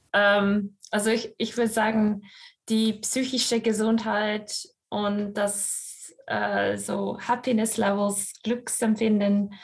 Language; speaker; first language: German; non-native, fluent; English